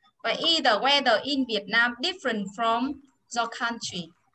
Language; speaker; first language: English; non-native, fluent; Vietnamese